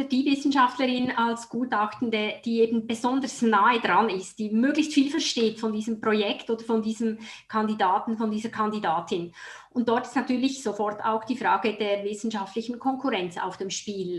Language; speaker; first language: German; native; German